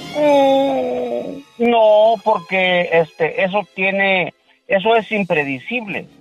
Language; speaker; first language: Spanish; native; Spanish